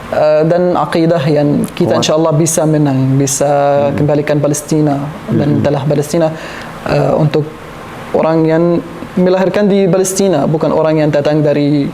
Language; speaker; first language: Indonesian; non-native, learner; Arabic